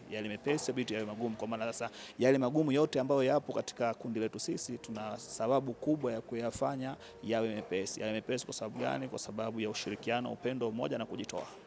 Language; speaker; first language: Swahili; native; Swahili